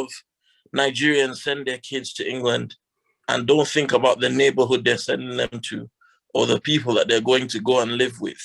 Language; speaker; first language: English; non-native, local second language; Hausa